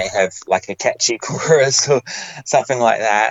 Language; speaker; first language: English; native; English